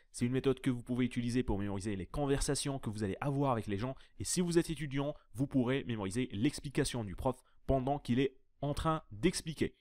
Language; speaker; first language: French; native; French